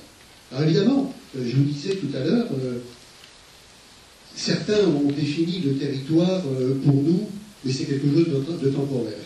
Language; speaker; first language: French; native; French